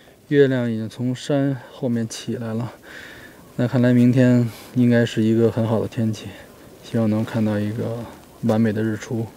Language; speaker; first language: Chinese; native; Chinese